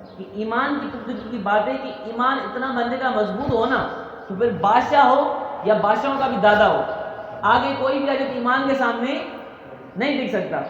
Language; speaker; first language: Urdu; non-native, local second language; Sindhi